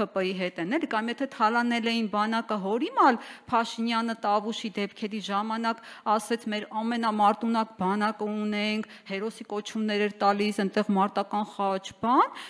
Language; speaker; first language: Armenian; native; Armenian